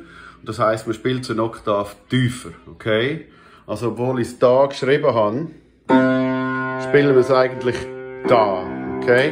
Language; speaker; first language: German; native; German